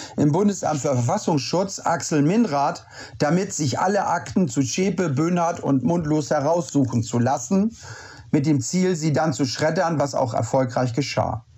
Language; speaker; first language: German; native; German